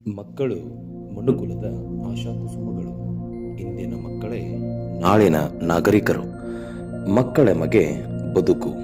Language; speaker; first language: Kannada; native; Kannada